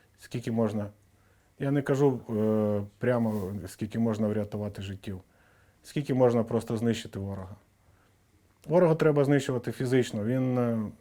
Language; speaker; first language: Ukrainian; non-native, local second language; Russian